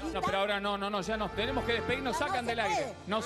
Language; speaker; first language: Spanish; native; Spanish